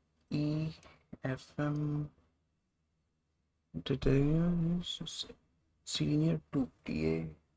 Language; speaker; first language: English; non-native, local second language; Hindi